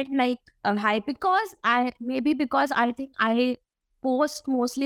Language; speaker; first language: English; non-native, local second language; Malayalam